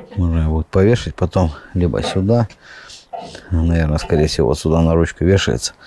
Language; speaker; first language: Russian; native; Russian